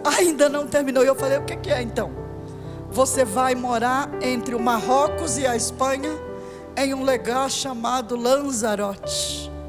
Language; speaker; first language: Portuguese; native; Portuguese